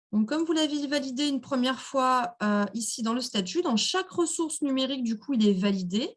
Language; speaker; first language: French; native; French